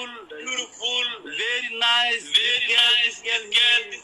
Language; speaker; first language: English; non-native, learner; Arabic